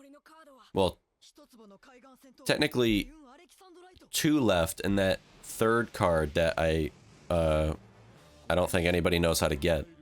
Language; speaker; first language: English; native; English